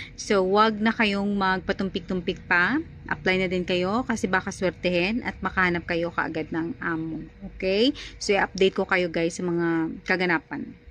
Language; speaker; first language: Filipino; non-native, local second language; Hiligaynon